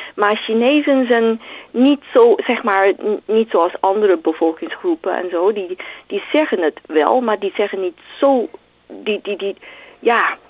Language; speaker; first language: Dutch; non-native, fluent; Chinese